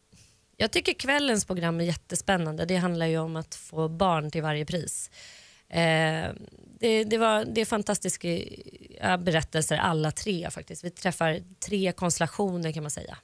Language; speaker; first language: Swedish; native; Swedish